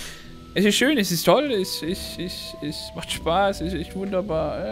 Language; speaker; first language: German; native; German